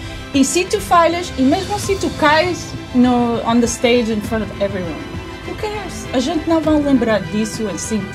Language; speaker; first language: Portuguese; early bilingual, heritage; English